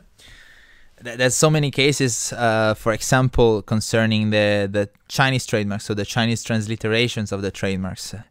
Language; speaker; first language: English; non-native, fluent; Italian